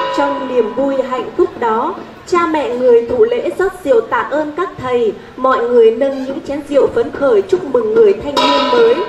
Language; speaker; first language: Vietnamese; native; Vietnamese